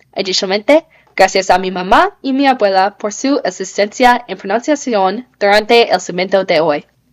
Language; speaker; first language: Spanish; non-native, learner; English